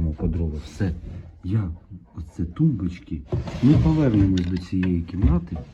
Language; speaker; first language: Ukrainian; non-native, local second language; Russian